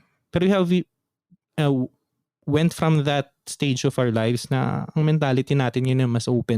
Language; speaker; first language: Filipino; native; Filipino